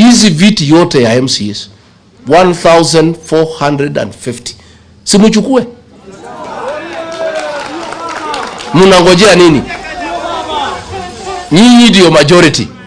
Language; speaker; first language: Swahili; non-native, local second language; Kikuyu